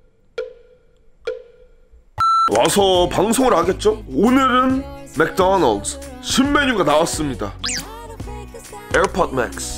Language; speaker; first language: Korean; early bilingual, heritage; Korean